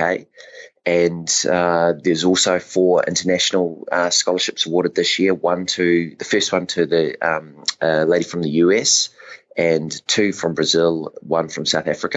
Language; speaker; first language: English; native; English